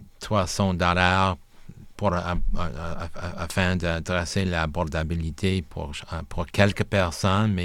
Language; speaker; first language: French; non-native, local second language; English